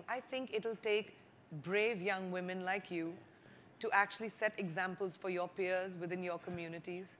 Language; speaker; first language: English; non-native, local second language; Hindi